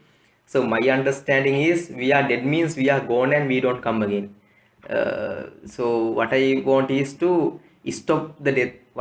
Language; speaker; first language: English; non-native, fluent; Sinhala